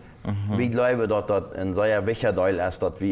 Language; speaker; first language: German; non-native, local second language; Plautdietsch